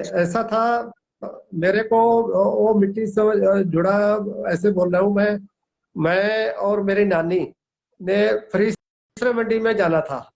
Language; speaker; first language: Hindi; non-native, local second language; Punjabi